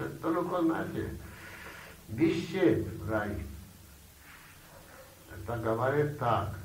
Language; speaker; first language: Russian; non-native, learner; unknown